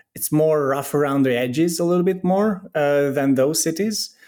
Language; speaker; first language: English; non-native, fluent; Hungarian